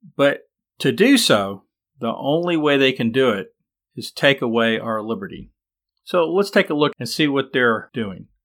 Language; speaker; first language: English; native; English